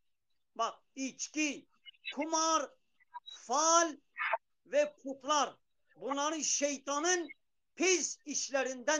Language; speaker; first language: Turkish; non-native, local second language; Kurdish